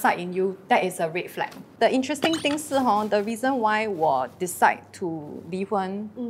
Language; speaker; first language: English; non-native, local second language; Chinese